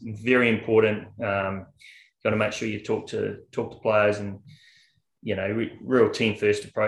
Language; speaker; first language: English; native; English